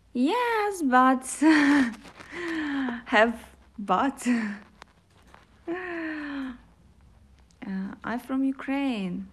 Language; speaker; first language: English; non-native, learner; Russian